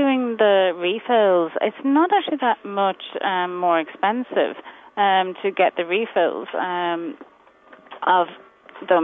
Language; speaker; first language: English; native; English